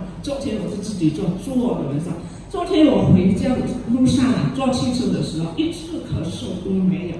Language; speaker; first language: Chinese; early bilingual, heritage; Chinese